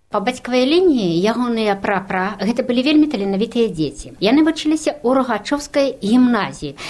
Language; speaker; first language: Belarusian; native; Belarusian